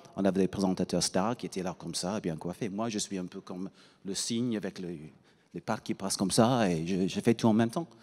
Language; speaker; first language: French; non-native, fluent; English